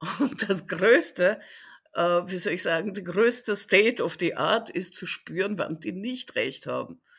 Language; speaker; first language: German; early bilingual, other home language; Russian